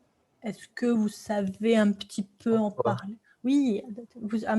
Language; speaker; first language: French; native; French